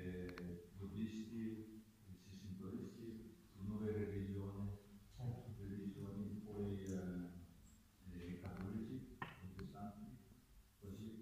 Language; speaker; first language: Italian; non-native, learner; Japanese